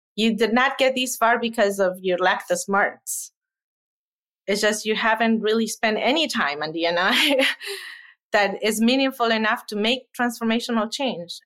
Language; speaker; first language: English; non-native, fluent; Spanish